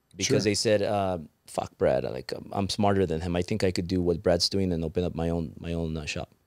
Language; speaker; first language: English; early bilingual, other home language; Spanish